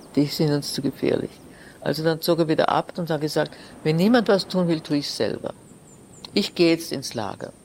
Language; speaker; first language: German; native; German